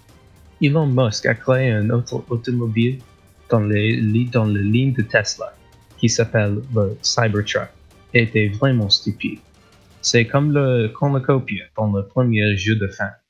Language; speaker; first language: French; non-native, learner; English